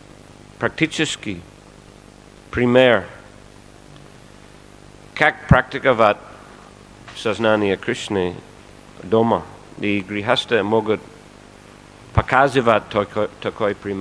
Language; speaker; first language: Russian; non-native, fluent; English